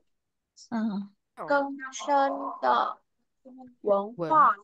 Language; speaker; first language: Chinese; non-native, learner; Vietnamese